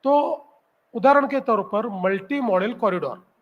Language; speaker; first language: Hindi; non-native, local second language; Marathi